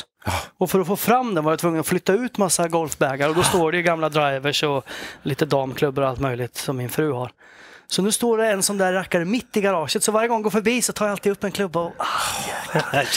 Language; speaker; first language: Swedish; native; Swedish